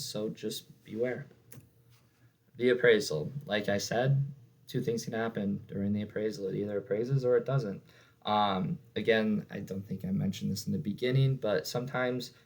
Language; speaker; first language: English; native; English